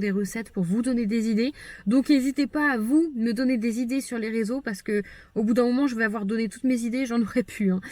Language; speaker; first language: French; native; French